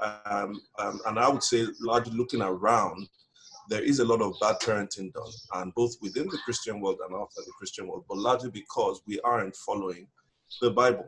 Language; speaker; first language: English; non-native, local second language; Yoruba